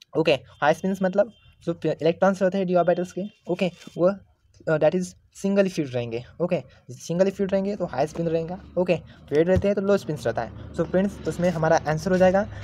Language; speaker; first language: Hindi; non-native, local second language; Marathi